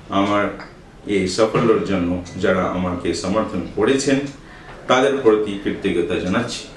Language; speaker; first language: Bangla; non-native, local second language; Hindi